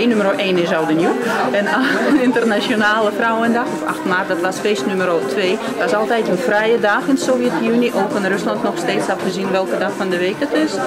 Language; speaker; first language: Dutch; non-native, fluent; Russian